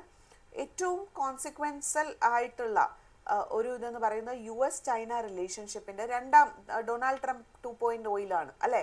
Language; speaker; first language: Malayalam; native; Malayalam